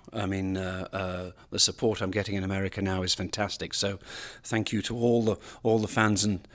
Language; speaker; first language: English; native; English